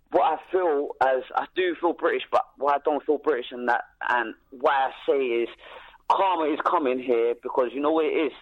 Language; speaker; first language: English; native; English